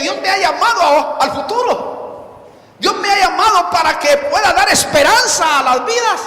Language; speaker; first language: Spanish; native; Spanish